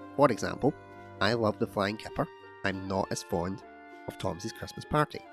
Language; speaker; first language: English; native; English